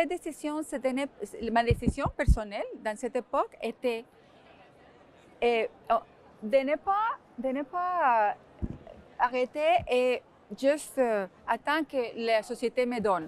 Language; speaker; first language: French; non-native, fluent; Spanish